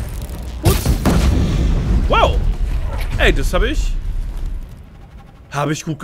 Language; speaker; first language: German; native; German